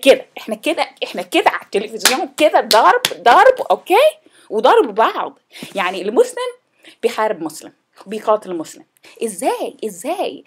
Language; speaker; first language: Arabic; non-native, fluent; English